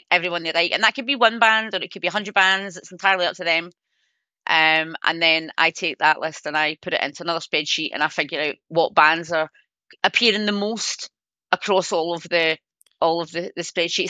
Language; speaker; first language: English; native; English